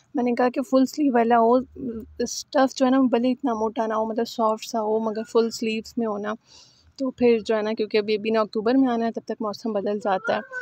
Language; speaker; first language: Urdu; native; Urdu